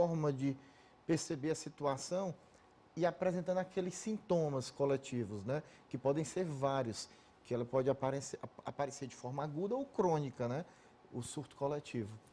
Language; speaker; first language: Portuguese; native; Portuguese